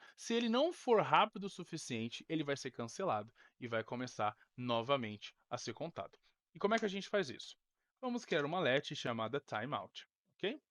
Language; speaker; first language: Portuguese; native; Portuguese